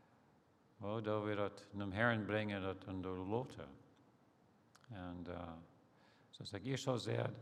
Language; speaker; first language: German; early bilingual, heritage; Plautdietsch